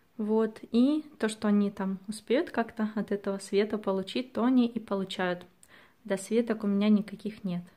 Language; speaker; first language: Russian; native; Russian